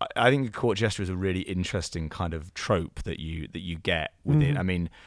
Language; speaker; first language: English; native; English